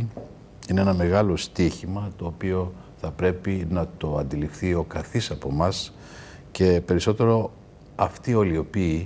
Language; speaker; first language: Greek; native; Greek